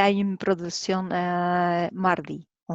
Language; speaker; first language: French; non-native, learner; Spanish